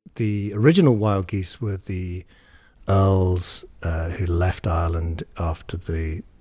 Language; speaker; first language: English; native; English